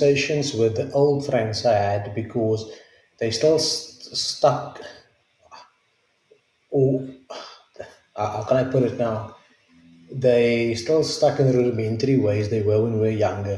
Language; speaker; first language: English; non-native, local second language; Afrikaans